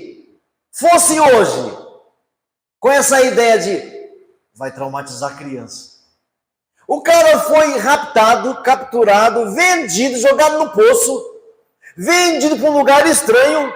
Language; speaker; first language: Portuguese; native; Portuguese